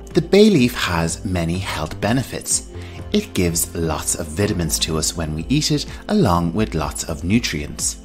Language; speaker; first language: English; native; English